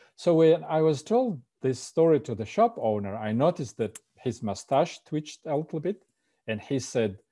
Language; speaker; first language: English; non-native, fluent; Russian